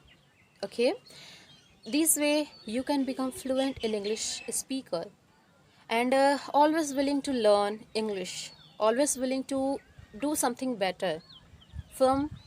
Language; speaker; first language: English; non-native, learner; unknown